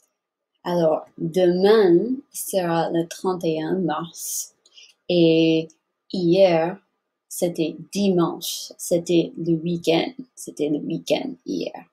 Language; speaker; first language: French; non-native, fluent; English